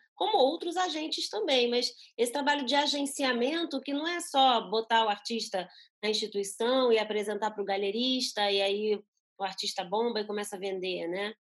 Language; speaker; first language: Portuguese; early bilingual, other home language; Spanish